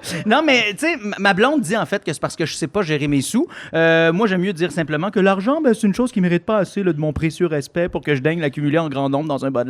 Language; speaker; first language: French; native; French